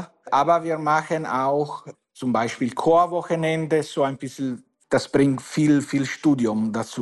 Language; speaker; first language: German; non-native, fluent; Italian